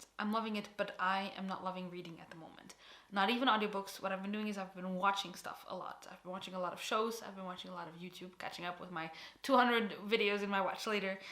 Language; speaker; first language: English; non-native, fluent; Portuguese